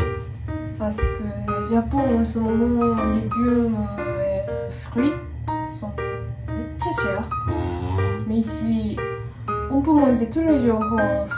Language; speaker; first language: French; non-native, learner; Japanese